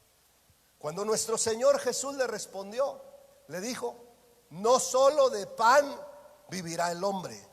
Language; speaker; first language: Spanish; native; Spanish